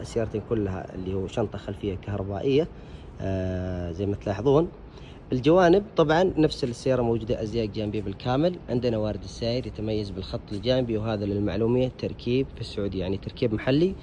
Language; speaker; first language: Arabic; native; Arabic